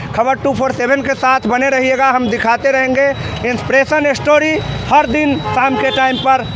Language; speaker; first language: Hindi; native; Hindi